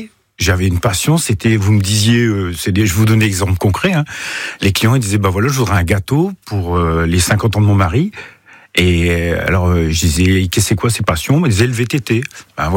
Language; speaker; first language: French; native; French